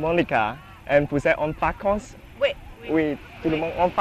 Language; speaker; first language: French; non-native, learner; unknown